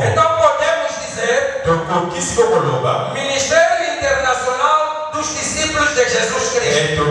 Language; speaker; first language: Portuguese; non-native, fluent; Lingala